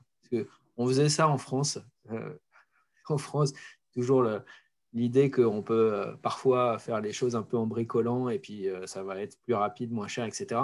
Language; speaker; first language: French; native; French